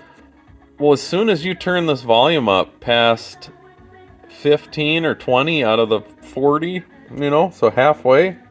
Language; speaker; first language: English; native; English